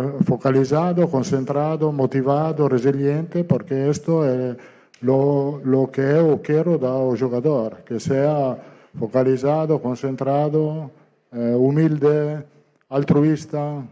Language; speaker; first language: Portuguese; non-native, fluent; Italian